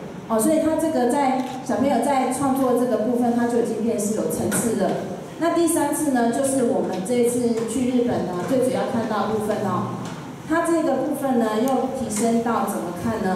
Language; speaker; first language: Chinese; native; Chinese